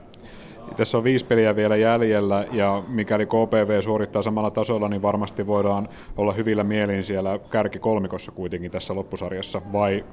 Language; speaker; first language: Finnish; native; Finnish